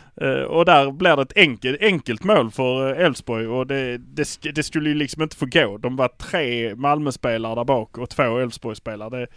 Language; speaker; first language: Swedish; native; Swedish